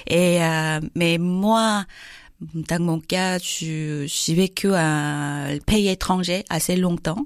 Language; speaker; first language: French; non-native, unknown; Korean